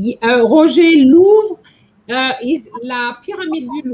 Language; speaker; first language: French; non-native, fluent; English